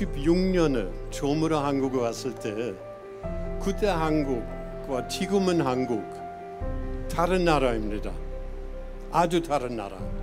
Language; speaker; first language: Korean; non-native, fluent; German